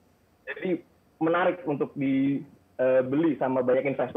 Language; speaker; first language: Indonesian; native; Indonesian